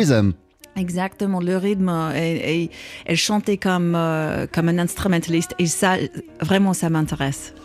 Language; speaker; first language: French; non-native, learner; English